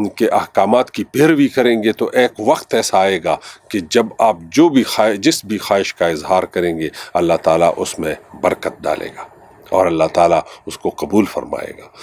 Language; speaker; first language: Urdu; non-native, local second language; Pashto